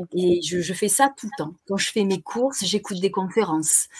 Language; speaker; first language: French; native; French